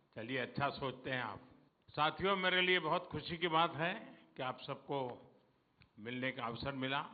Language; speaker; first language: Hindi; non-native, local second language; Gujarati